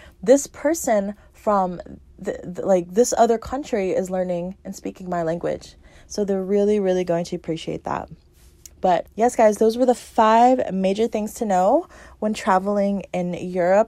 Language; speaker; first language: English; native; English